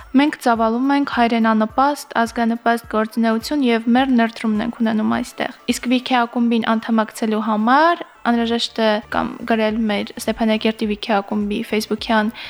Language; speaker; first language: Armenian; native; Armenian